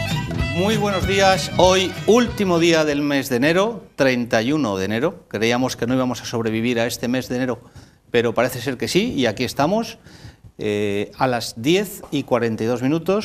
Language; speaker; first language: Spanish; native; Spanish